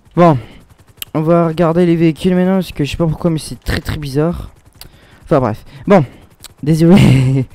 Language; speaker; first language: French; native; French